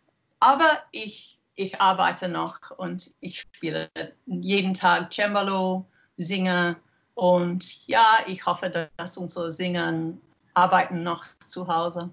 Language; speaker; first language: German; non-native, learner; English